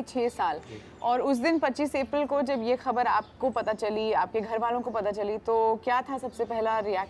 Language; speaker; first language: Hindi; native; Hindi